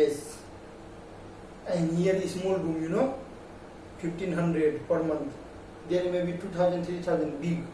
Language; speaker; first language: English; non-native, learner; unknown